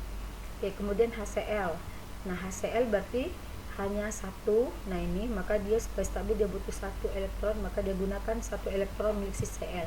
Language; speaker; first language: Indonesian; native; Indonesian